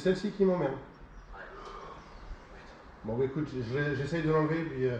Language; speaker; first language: French; native; French